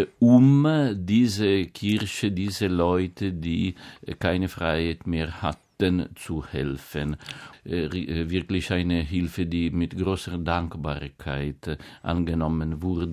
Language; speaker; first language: German; non-native, fluent; Italian